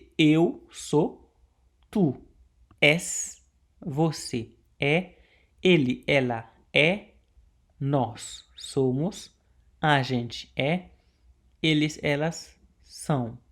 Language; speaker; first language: Portuguese; non-native, local second language; Haitian Creole